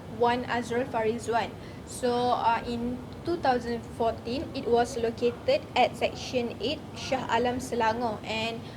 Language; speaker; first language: English; non-native, learner; Malay